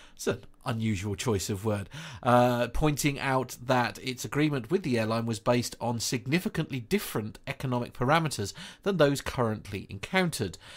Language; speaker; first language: English; native; English